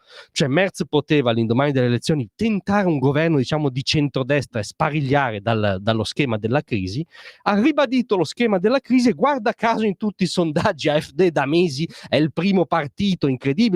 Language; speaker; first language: Italian; native; Italian